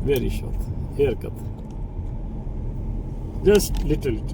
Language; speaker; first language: English; non-native, learner; Hindi